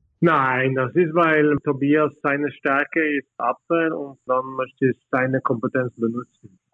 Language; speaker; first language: German; non-native, learner; Norwegian